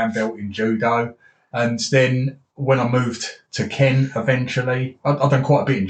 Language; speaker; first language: English; native; English